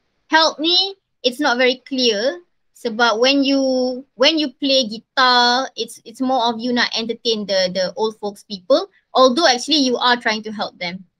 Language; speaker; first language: English; non-native, local second language; Malay